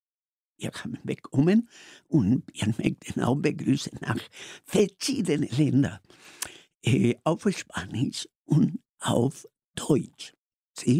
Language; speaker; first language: German; non-native, learner; Spanish